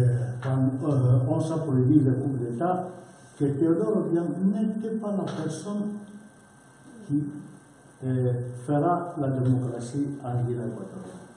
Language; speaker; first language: French; non-native, learner; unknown